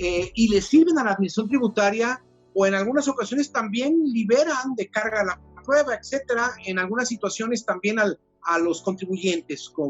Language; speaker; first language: Spanish; native; Spanish